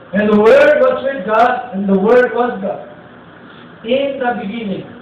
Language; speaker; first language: English; non-native, local second language; Filipino